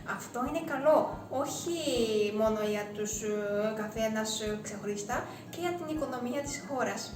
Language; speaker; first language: Greek; non-native, fluent; Japanese